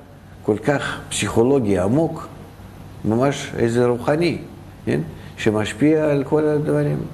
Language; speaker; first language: Hebrew; non-native, fluent; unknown